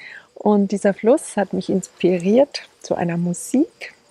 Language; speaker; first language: German; native; German